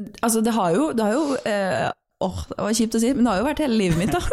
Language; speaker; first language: Norwegian; native; Norwegian